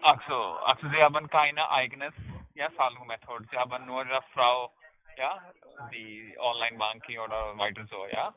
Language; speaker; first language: German; non-native, learner; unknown